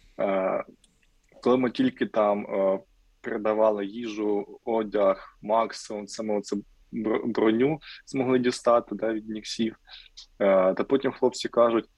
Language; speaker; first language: Ukrainian; native; Ukrainian